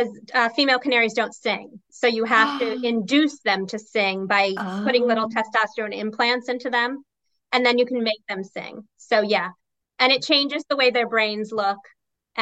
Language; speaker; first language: English; native; English